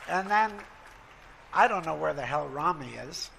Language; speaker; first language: English; native; English